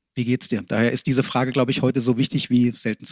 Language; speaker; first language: German; native; German